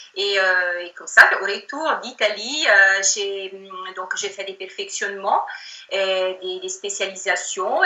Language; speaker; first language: French; non-native, fluent; Italian